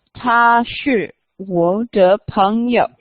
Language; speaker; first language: Chinese; non-native, learner; English